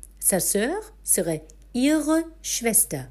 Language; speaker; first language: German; non-native, fluent; French